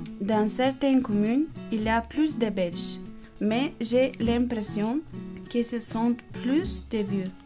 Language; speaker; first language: French; non-native, learner; Bulgarian